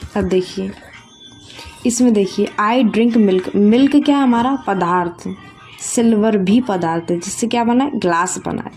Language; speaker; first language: Hindi; native; Hindi